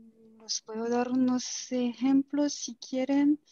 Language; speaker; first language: Spanish; non-native, fluent; French